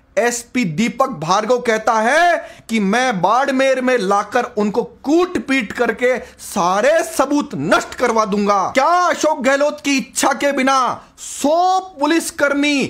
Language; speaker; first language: Hindi; native; Hindi